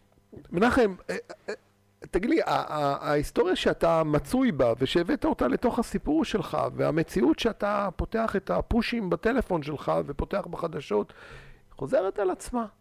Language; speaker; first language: Hebrew; native; Hebrew